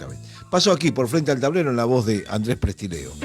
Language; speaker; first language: Spanish; native; Spanish